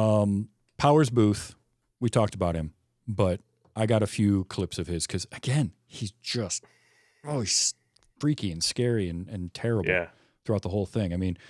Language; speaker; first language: English; native; English